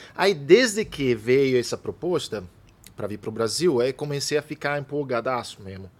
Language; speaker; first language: Portuguese; non-native, fluent; Italian